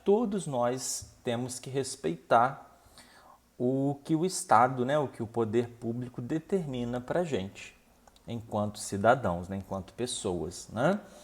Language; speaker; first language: Portuguese; native; Portuguese